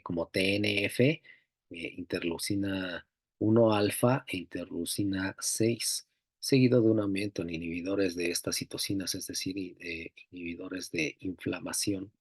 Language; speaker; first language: Spanish; native; Spanish